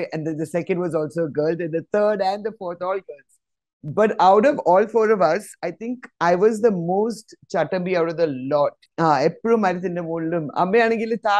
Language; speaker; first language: English; non-native, local second language; Malayalam